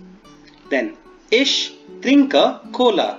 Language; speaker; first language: German; non-native, fluent; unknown